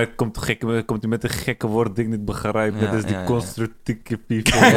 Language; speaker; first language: Dutch; early bilingual, other home language; Turkish